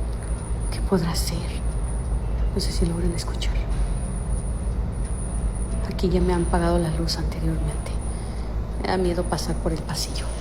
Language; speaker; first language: Spanish; native; Spanish